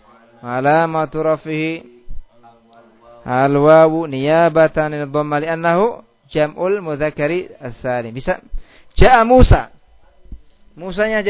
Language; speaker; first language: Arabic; non-native, fluent; Indonesian